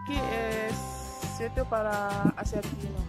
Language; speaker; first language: Spanish; non-native, learner; Indonesian